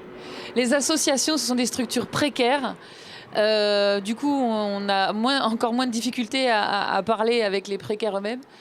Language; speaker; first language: French; native; French